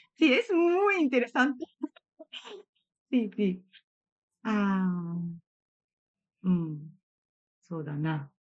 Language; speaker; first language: Spanish; non-native, learner; Japanese